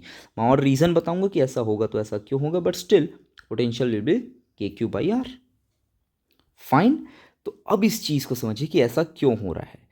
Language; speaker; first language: Hindi; native; Hindi